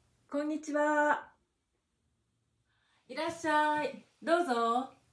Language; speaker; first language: Japanese; native; Japanese